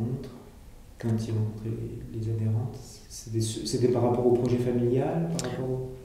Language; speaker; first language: French; native; French